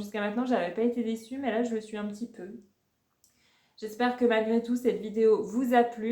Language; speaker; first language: French; native; French